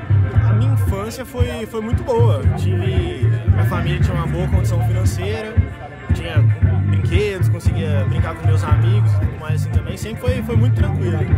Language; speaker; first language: Portuguese; native; Portuguese